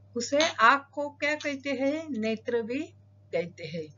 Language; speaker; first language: Hindi; non-native, local second language; Marathi